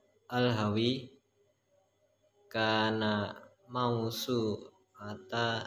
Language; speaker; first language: Arabic; non-native, learner; Indonesian